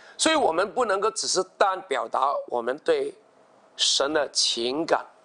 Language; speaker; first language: Chinese; non-native, local second language; Cantonese